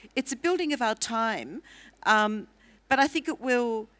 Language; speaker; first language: English; native; English